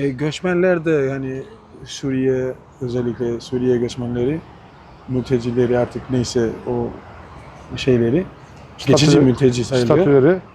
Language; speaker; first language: Turkish; non-native, fluent; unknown